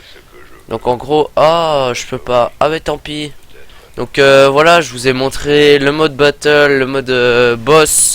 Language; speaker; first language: French; native; French